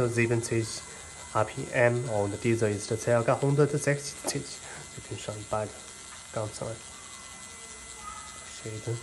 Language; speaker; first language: German; non-native, learner; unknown